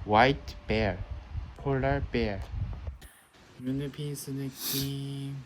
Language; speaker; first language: Korean; non-native, learner; Japanese